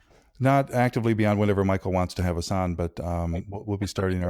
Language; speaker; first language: English; native; English